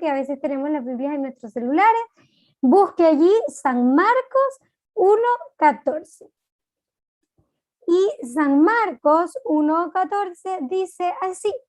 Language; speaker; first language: Spanish; native; Spanish